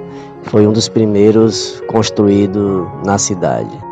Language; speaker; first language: Portuguese; native; Portuguese